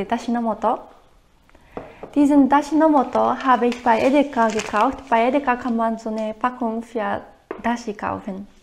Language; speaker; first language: German; non-native, fluent; Japanese